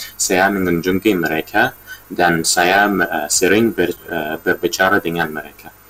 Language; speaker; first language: Indonesian; non-native, learner; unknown